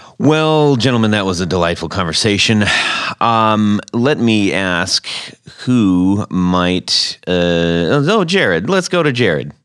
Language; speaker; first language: English; native; English